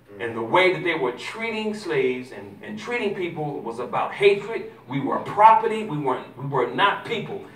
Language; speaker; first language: English; native; English